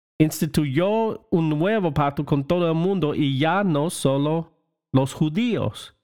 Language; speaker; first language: Spanish; non-native, learner; English